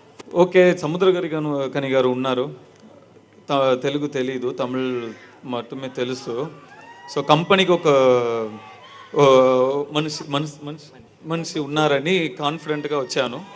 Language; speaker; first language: Telugu; non-native, learner; Tamil